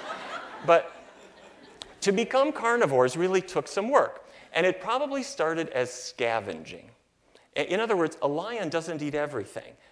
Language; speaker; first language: English; native; English